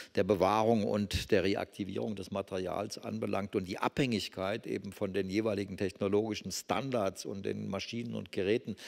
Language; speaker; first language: German; native; German